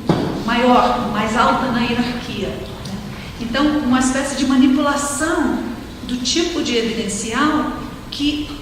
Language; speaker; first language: Portuguese; non-native, fluent; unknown